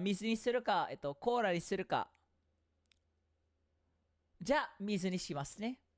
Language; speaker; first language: Japanese; non-native, fluent; English